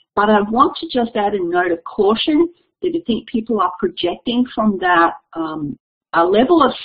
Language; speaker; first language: English; native; English